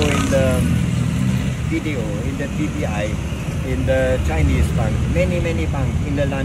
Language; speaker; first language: English; non-native, learner; German